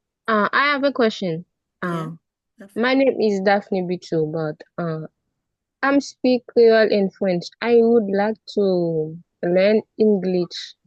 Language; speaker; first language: English; non-native, learner; Haitian Creole